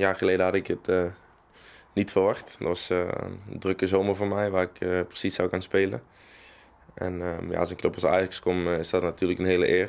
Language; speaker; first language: Dutch; native; Dutch